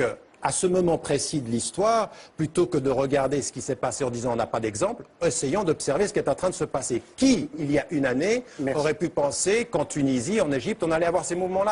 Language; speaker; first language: French; early bilingual, heritage; French